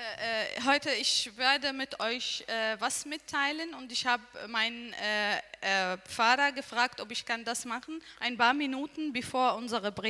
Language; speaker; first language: German; non-native, learner; Arabic